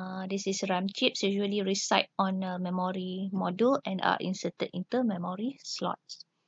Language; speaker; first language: English; non-native, local second language; Malay